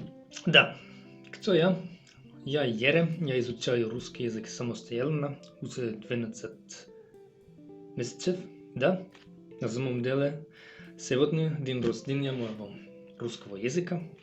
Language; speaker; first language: Russian; non-native, learner; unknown